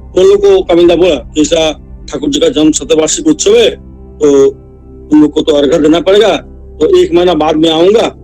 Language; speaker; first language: Hindi; non-native, local second language; Assamese